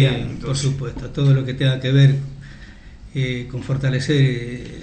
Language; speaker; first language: Spanish; native; Spanish